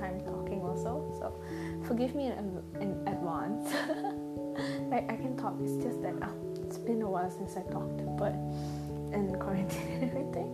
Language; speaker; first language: English; non-native, local second language; Tamil